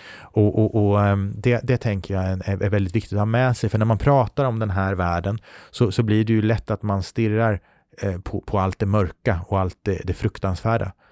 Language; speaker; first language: Swedish; native; Swedish